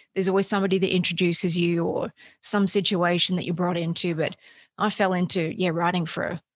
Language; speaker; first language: English; native; English